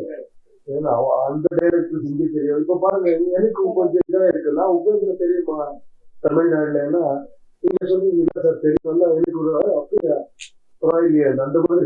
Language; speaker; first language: Tamil; non-native, learner; Kannada